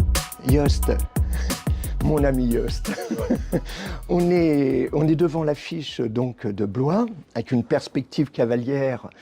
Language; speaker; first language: French; native; French